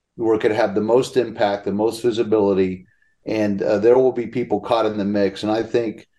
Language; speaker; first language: English; native; English